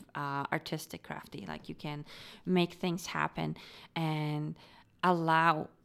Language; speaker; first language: English; non-native, fluent; Polish